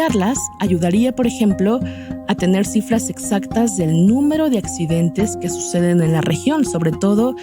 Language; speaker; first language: Spanish; native; Spanish